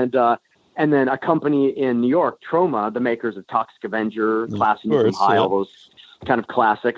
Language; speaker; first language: English; native; English